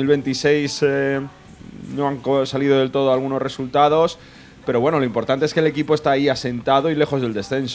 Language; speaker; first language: Spanish; native; Spanish